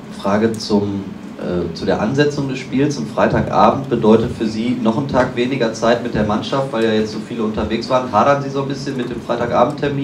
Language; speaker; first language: German; native; German